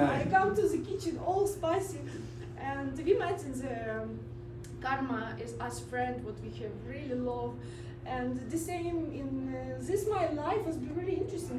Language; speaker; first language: English; non-native, learner; Russian